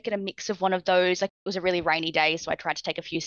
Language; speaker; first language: English; native; English